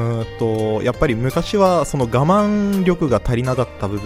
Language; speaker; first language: Japanese; early bilingual, other home language; Portuguese